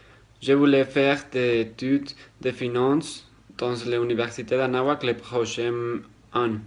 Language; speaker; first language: French; non-native, learner; Spanish